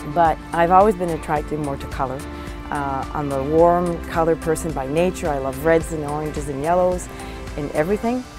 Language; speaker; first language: English; native; English